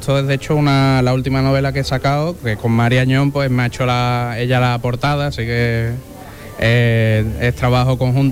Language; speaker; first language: Spanish; native; Spanish